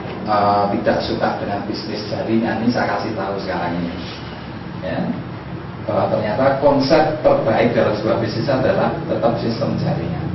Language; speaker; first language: Indonesian; native; Indonesian